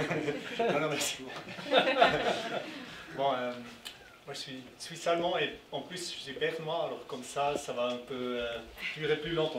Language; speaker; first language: French; non-native, local second language; German